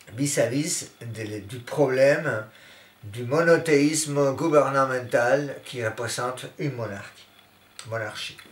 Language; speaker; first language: French; non-native, fluent; Spanish